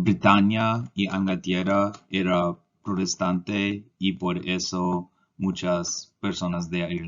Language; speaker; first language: Spanish; non-native, learner; English